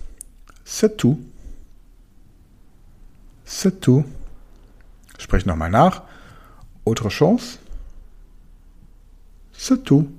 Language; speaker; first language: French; non-native, fluent; German